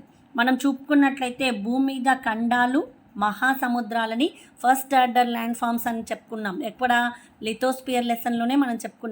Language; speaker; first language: Telugu; native; Telugu